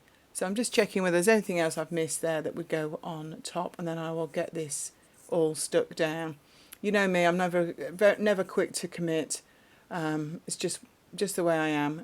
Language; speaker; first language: English; native; English